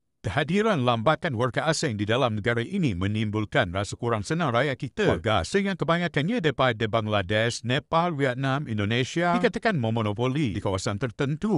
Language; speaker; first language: Malay; native; Malay